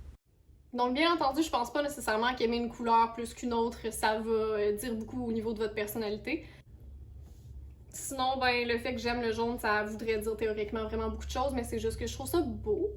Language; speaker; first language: French; native; French